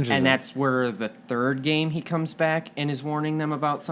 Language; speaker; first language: English; native; English